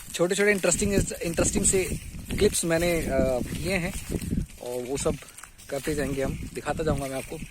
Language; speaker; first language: Hindi; non-native, local second language; Punjabi